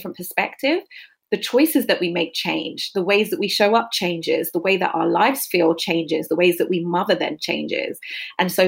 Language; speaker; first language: English; native; English